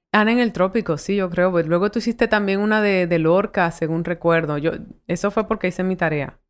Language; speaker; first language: Spanish; early bilingual, heritage; Spanish